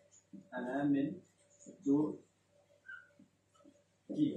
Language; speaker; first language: Arabic; non-native, fluent; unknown